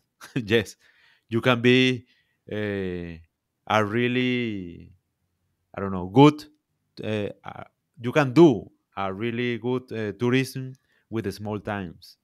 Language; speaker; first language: English; non-native, learner; Spanish